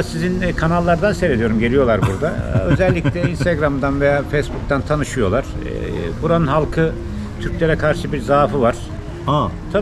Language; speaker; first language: Turkish; native; Turkish